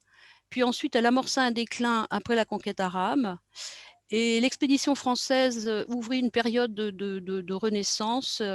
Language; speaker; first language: French; native; French